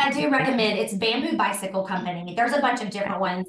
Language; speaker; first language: English; native; English